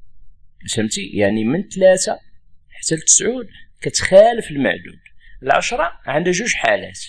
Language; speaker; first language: Arabic; native; Arabic